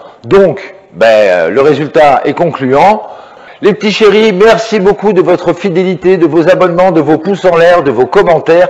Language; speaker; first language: French; native; French